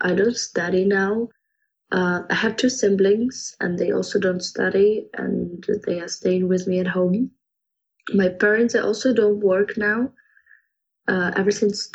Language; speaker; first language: English; non-native, fluent; Ukrainian